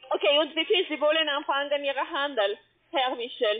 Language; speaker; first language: German; non-native, fluent; French